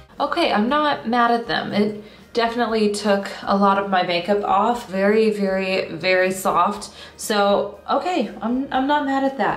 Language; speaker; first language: English; native; English